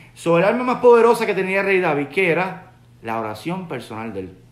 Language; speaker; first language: Spanish; native; Spanish